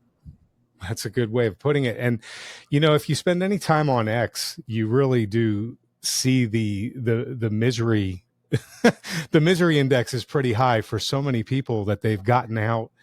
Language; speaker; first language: English; native; English